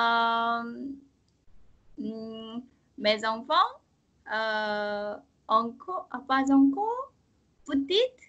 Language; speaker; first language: French; non-native, learner; Korean